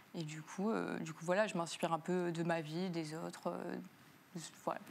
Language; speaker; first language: French; native; French